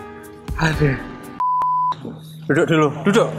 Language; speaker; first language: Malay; non-native, local second language; Javanese